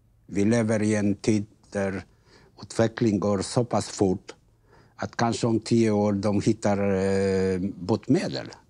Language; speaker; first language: Swedish; non-native, fluent; Polish